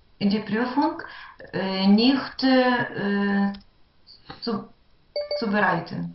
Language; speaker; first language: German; non-native, learner; Ukrainian